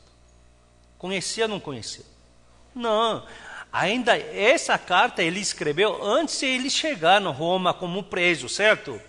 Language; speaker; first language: Portuguese; non-native, fluent; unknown